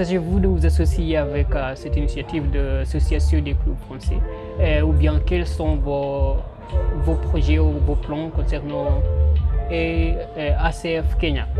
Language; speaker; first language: French; non-native, fluent; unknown